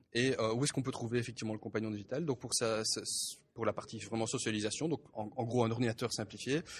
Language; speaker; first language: French; native; French